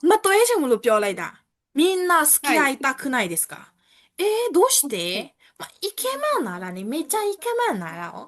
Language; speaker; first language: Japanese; non-native, fluent; Burmese